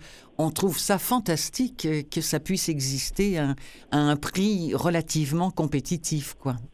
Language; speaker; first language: French; native; French